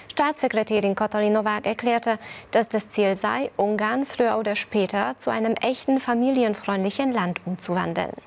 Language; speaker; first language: German; non-native, fluent; Hungarian